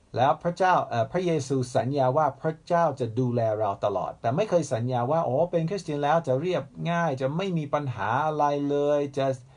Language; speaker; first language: Thai; non-native, fluent; English